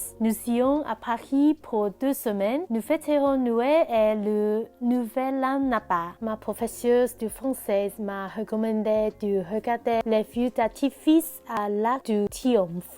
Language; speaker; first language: French; non-native, learner; Cantonese